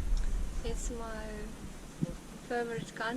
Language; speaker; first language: English; non-native, learner; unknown